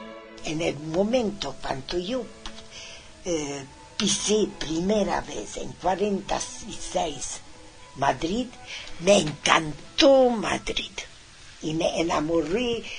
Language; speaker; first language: Spanish; non-native, fluent; Hungarian